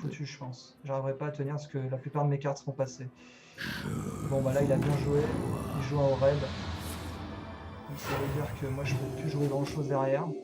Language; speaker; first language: French; native; French